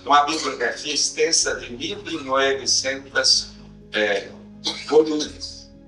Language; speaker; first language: Spanish; non-native, learner; Portuguese